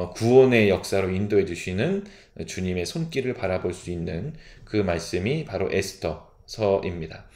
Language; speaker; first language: Korean; native; Korean